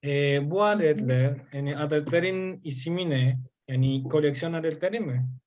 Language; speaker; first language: Turkish; non-native, learner; Spanish